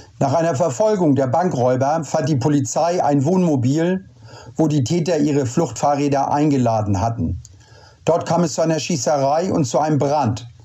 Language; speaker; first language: German; native; German